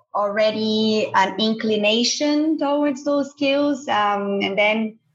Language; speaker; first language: English; non-native, fluent; Portuguese